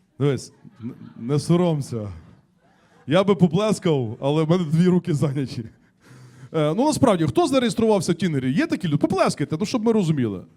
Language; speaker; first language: Ukrainian; native; Ukrainian